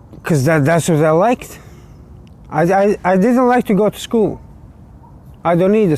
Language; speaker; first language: English; non-native, learner; Latvian